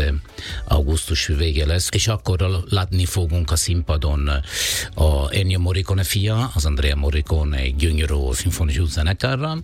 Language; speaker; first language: Hungarian; non-native, learner; Italian